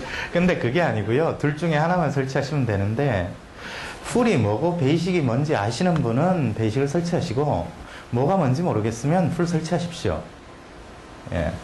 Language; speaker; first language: Korean; native; Korean